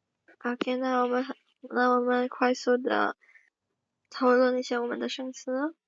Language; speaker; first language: Chinese; non-native, fluent; Indonesian